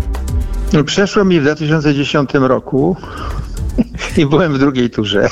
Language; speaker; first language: Polish; native; Polish